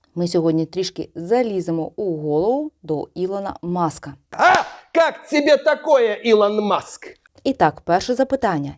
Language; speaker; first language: Ukrainian; non-native, local second language; Russian